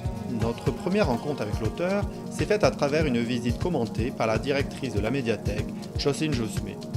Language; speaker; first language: French; native; French